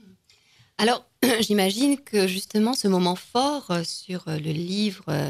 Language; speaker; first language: French; native; French